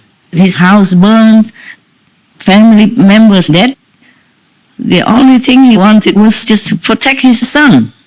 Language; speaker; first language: English; non-native, fluent; Vietnamese